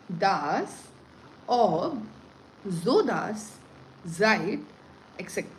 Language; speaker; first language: German; non-native, learner; Hindi